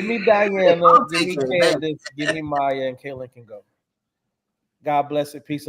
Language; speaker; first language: English; native; English